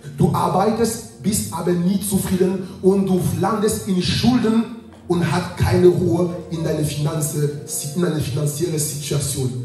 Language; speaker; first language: German; non-native, fluent; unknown